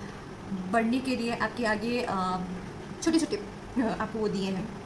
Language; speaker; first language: Hindi; native; Hindi